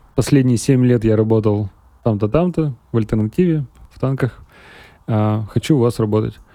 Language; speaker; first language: Russian; native; Russian